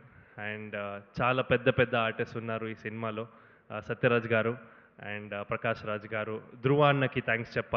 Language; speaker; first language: Telugu; non-native, learner; Kannada